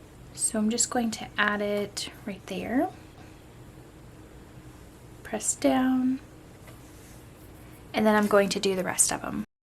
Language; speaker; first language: English; native; English